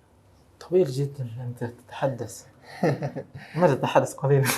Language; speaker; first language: Arabic; non-native, fluent; Indonesian